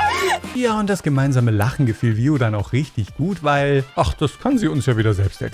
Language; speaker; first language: German; native; German